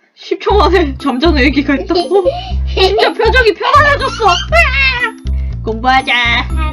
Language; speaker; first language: Korean; native; Korean